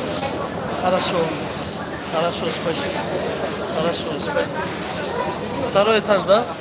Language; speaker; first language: Russian; non-native, local second language; Tajik